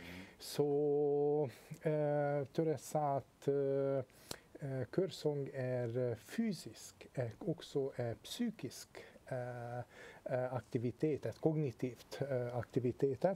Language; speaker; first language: Swedish; non-native, fluent; Hungarian